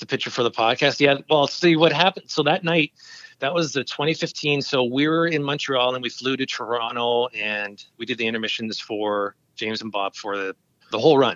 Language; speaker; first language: English; native; English